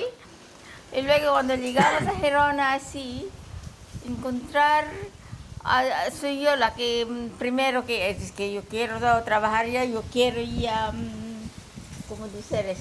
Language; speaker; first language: Spanish; non-native, learner; Filipino